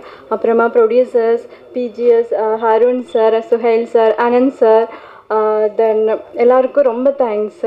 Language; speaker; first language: Tamil; non-native, learner; Malayalam